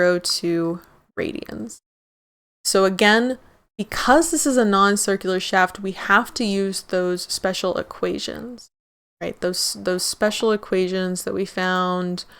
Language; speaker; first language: English; native; English